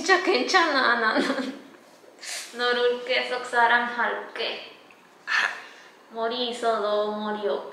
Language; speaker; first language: Korean; non-native, learner; Spanish